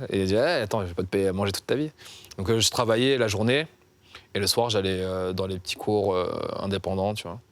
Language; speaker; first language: French; native; French